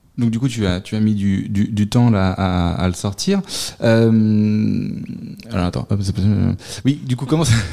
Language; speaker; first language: French; native; French